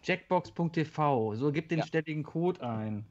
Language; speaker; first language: German; native; German